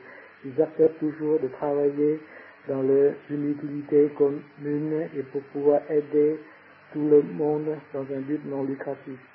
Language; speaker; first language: French; non-native, fluent; Vietnamese